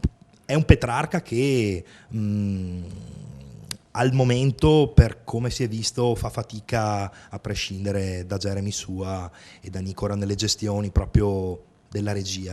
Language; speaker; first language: Italian; native; Italian